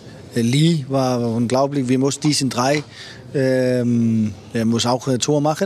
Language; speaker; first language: German; non-native, learner; Danish